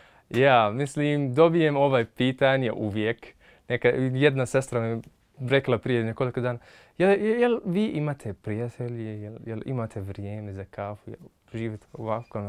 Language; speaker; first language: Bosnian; non-native, fluent; Arabic